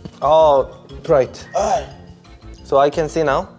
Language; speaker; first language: English; non-native, learner; Korean